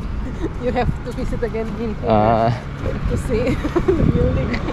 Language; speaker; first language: English; non-native, learner; Indonesian